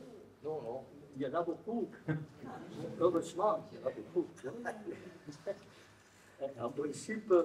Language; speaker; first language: French; non-native, fluent; Italian